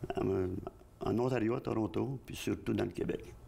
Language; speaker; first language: French; native; French